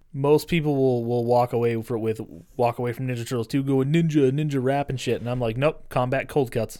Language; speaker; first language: English; native; English